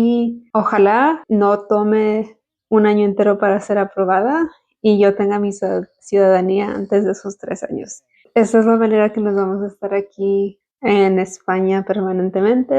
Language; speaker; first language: Spanish; early bilingual, heritage; Spanish